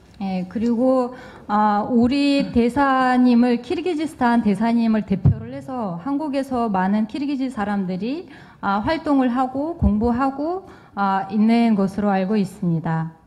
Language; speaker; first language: Korean; non-native, fluent; Kyrgyz